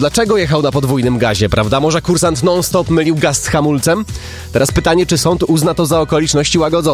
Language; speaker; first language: Polish; native; Polish